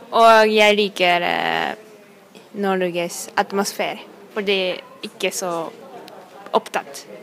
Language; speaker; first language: Norwegian; non-native, learner; Japanese